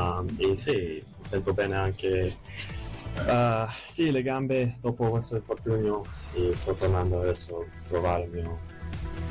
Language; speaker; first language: Italian; non-native, fluent; English